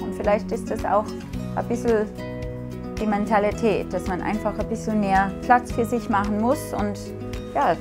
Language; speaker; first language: German; non-native, fluent; English